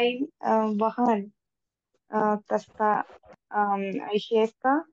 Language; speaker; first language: Finnish; non-native, learner; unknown